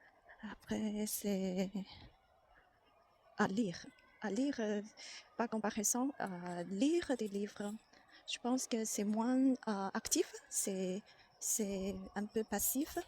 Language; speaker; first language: French; non-native, learner; Chinese